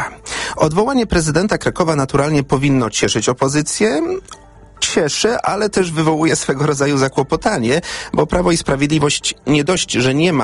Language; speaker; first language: Polish; native; Polish